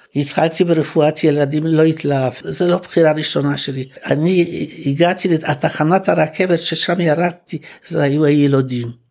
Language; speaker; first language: Hebrew; non-native, fluent; Polish